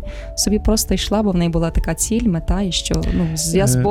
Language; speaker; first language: Ukrainian; native; Ukrainian